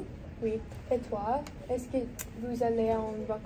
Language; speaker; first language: French; non-native, learner; English